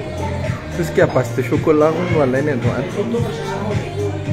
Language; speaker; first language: French; non-native, local second language; Malagasy